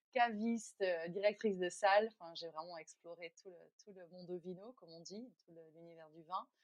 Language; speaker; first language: French; non-native, fluent; Dutch